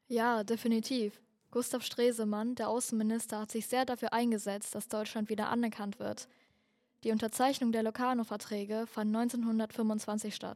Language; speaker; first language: German; native; German